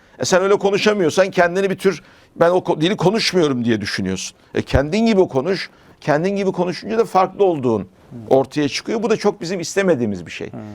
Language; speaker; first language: Turkish; native; Turkish